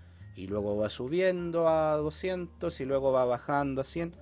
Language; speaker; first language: Spanish; native; Spanish